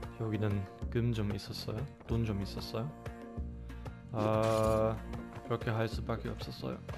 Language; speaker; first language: Korean; non-native, learner; German